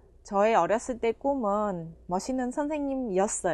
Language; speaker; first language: Korean; non-native, fluent; Vietnamese